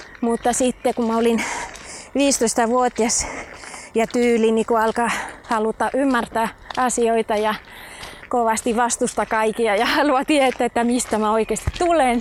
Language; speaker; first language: Finnish; non-native, fluent; Spanish